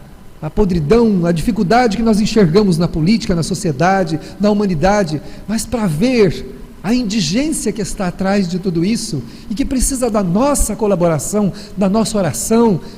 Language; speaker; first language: Portuguese; native; Portuguese